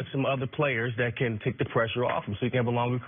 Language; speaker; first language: English; native; English